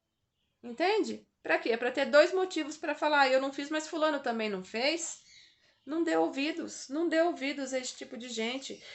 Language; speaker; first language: Portuguese; native; Portuguese